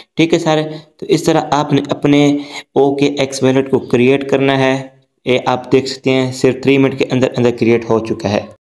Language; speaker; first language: Urdu; native; Urdu